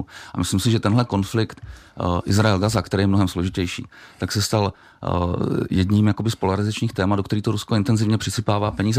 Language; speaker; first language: Czech; native; Czech